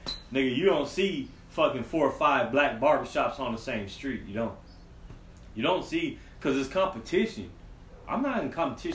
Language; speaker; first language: English; native; English